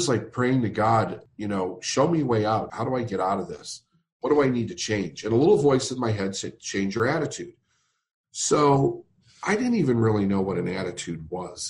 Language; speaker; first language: English; native; English